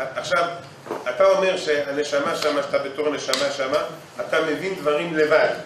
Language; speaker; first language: Hebrew; native; Hebrew